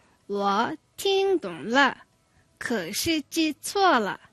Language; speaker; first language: Chinese; non-native, fluent; Mongolian